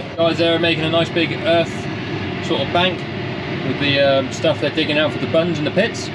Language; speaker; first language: English; native; English